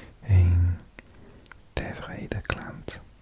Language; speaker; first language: Dutch; non-native, learner; English